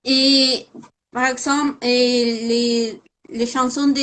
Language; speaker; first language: French; non-native, fluent; Spanish